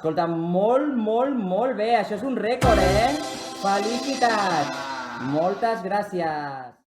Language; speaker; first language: Catalan; native; Catalan